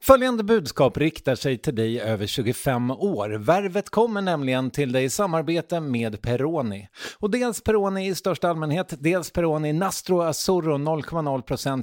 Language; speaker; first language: Swedish; native; Swedish